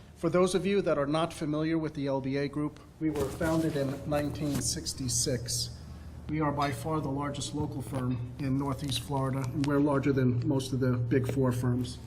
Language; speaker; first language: English; native; English